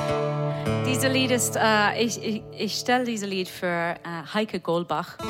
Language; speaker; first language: German; non-native, learner; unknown